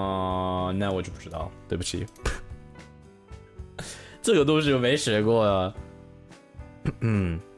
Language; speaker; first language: Chinese; non-native, learner; English